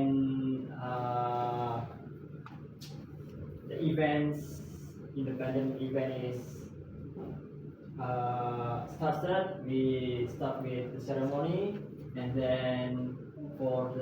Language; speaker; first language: English; non-native, learner; Indonesian